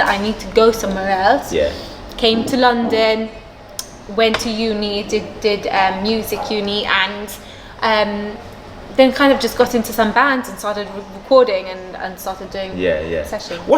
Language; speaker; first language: English; non-native, local second language; Maltese